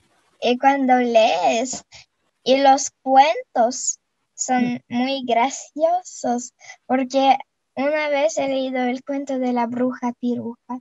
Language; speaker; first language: Spanish; non-native, fluent; Russian